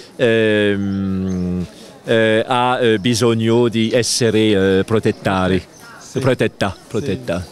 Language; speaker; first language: Italian; non-native, learner; French